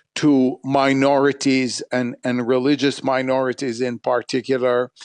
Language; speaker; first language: English; non-native, fluent; Arabic